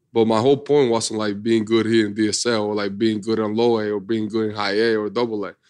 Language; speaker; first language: English; early bilingual, other home language; Spanish